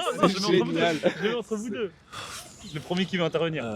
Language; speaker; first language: French; native; French